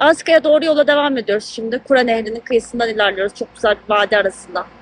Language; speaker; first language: Turkish; native; Turkish